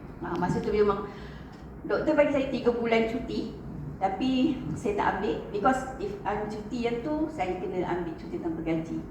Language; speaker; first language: Malay; native; Malay